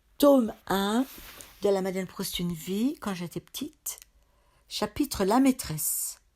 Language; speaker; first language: French; native; French